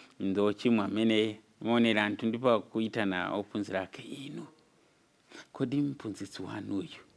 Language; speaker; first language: Nyanja; non-native, fluent; Nyankole